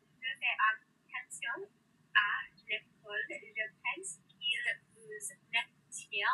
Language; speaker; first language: French; non-native, learner; English